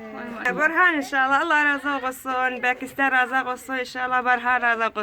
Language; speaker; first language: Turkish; non-native, learner; Arabic